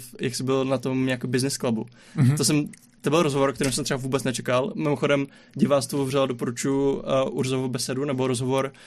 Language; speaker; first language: Czech; native; Czech